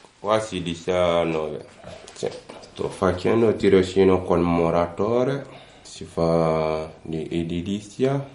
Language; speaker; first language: Italian; non-native, learner; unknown